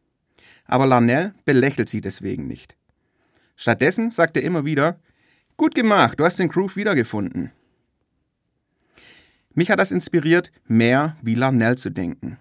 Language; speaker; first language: German; native; German